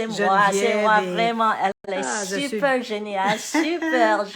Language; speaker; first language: French; non-native, learner; English